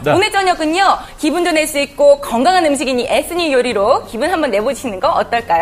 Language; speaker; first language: Korean; native; Korean